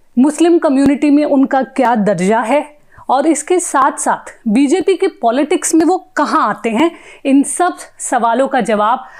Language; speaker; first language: Hindi; native; Hindi